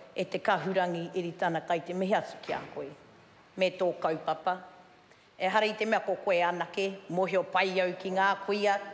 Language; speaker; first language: Māori; non-native, local second language; English